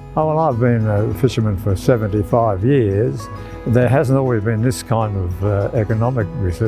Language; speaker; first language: English; native; English